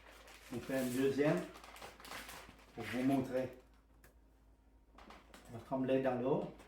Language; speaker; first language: French; non-native, learner; Vietnamese